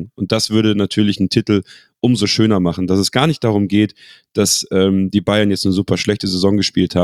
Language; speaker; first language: German; native; German